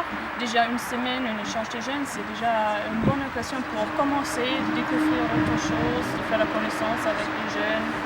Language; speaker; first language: French; non-native, fluent; German